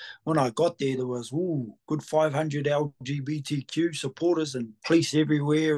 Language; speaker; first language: English; native; English